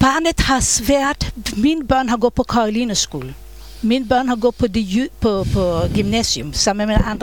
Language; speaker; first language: Danish; non-native, fluent; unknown